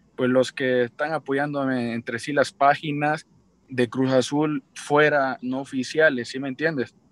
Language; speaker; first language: Spanish; native; Spanish